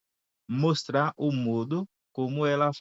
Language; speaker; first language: Portuguese; non-native, fluent; Haitian Creole